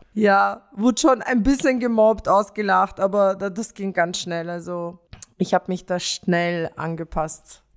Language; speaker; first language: German; early bilingual, other home language; Romanian